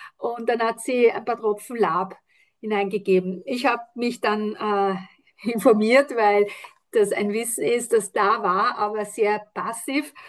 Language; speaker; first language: German; non-native, fluent; Italian